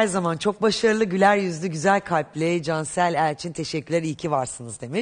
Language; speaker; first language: Turkish; native; Turkish